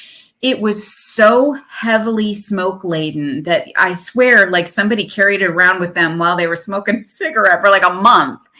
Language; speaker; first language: English; native; English